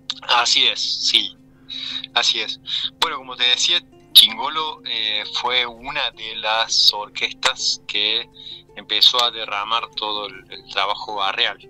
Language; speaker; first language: Spanish; native; Spanish